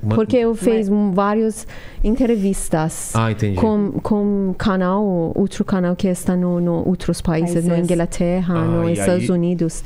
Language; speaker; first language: Portuguese; non-native, learner; Persian